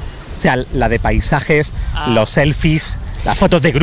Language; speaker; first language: Spanish; native; Spanish